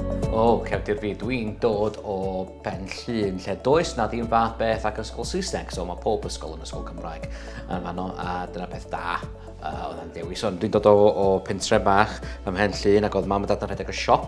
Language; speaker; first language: Welsh; non-native, local second language; English